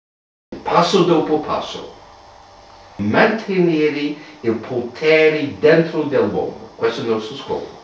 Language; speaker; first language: Italian; non-native, fluent; English